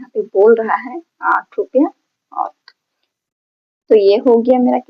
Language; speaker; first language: Hindi; native; Hindi